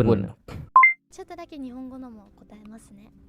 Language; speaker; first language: Japanese; non-native, fluent; English